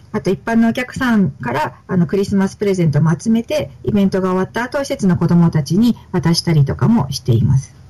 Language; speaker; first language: Japanese; native; Japanese